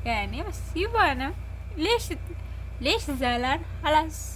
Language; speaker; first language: Arabic; non-native, learner; Amharic